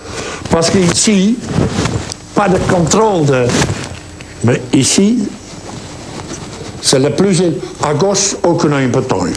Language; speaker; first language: French; non-native, learner; Japanese